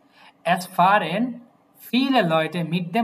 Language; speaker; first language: German; non-native, fluent; Bangla